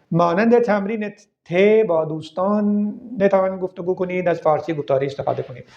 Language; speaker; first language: Persian; non-native, fluent; Urdu